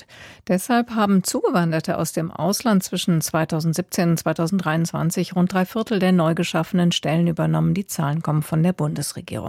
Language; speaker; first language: German; native; German